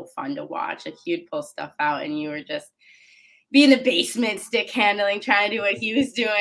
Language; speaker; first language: English; native; English